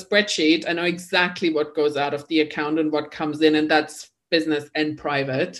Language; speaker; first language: English; non-native, fluent; German